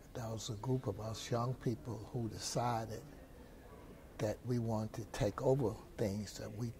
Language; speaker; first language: English; native; English